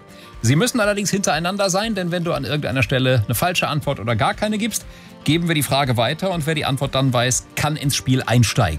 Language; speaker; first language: German; native; German